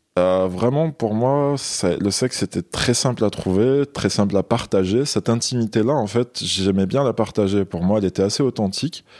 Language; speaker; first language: French; non-native, local second language; Kabyle